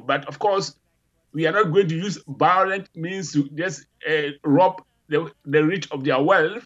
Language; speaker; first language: English; non-native, local second language; Akan